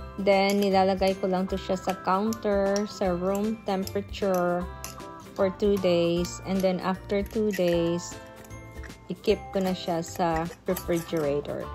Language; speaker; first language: Filipino; non-native, local second language; Hiligaynon